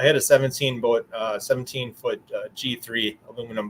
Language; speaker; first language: English; native; English